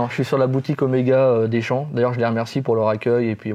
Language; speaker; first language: French; native; French